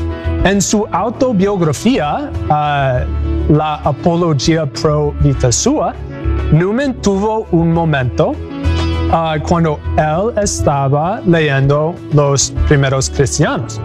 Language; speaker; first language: Spanish; non-native, learner; English